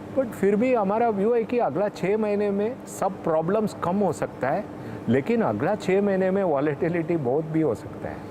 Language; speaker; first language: Hindi; non-native, local second language; Tamil